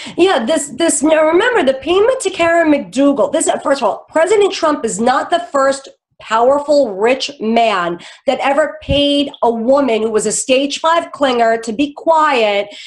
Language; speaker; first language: English; native; English